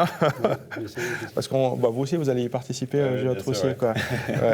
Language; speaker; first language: French; native; French